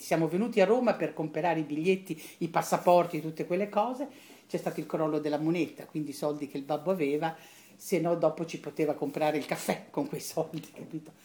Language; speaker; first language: Italian; native; Italian